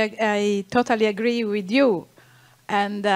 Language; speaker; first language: English; non-native, learner; Italian